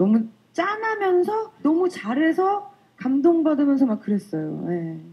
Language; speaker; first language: Korean; native; Korean